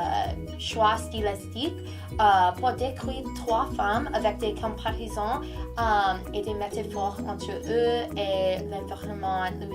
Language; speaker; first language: French; non-native, fluent; English